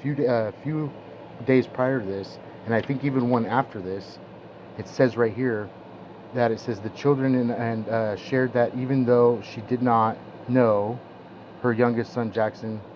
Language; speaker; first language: English; native; English